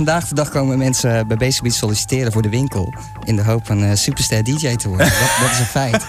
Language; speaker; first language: Dutch; native; Dutch